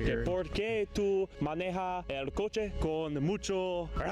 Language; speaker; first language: Spanish; non-native, learner; English